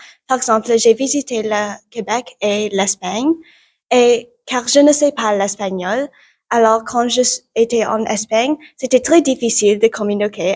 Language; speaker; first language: French; non-native, learner; English